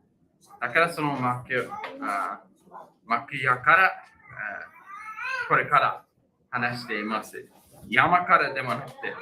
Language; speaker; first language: Japanese; non-native, fluent; English